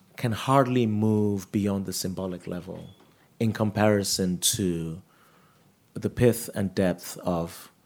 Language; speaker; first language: English; non-native, local second language; Yoruba